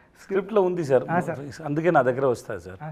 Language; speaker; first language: Telugu; non-native, learner; Tamil